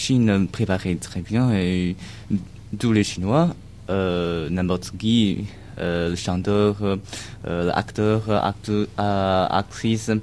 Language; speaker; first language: French; non-native, learner; Chinese